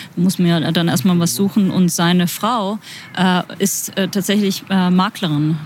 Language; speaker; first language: German; non-native, fluent; Ukrainian